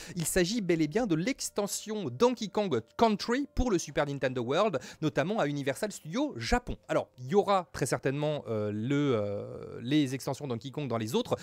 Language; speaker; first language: French; native; French